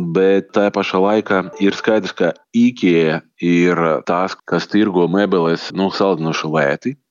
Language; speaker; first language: Latvian; non-native, local second language; Russian